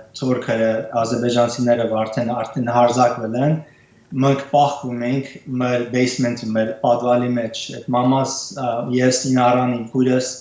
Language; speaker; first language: Armenian; early bilingual, heritage; Armenian